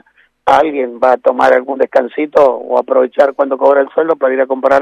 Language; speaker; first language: Spanish; native; Spanish